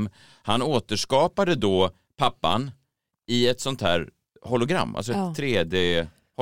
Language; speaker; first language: Swedish; native; Swedish